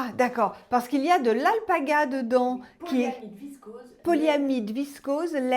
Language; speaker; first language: French; native; French